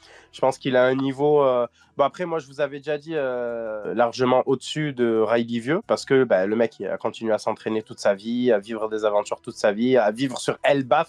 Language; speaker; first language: French; native; French